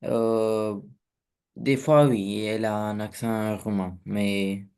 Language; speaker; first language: French; non-native, learner; Romanian